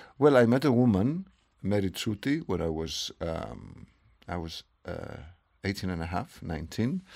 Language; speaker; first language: English; non-native, fluent; Greek